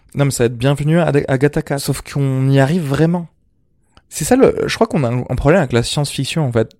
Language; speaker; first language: French; early bilingual, other home language; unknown